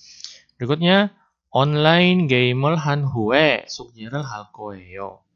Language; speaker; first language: Korean; non-native, fluent; Indonesian